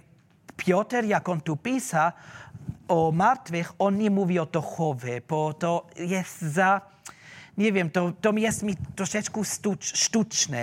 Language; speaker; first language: Polish; non-native, learner; German